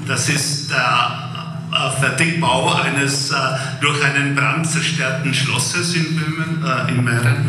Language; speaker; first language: German; non-native, fluent; Czech